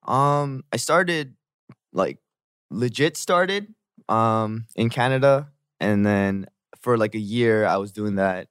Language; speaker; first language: English; early bilingual, other home language; Korean